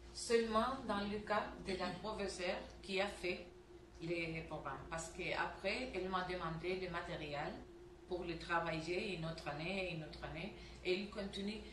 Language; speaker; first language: French; non-native, learner; Spanish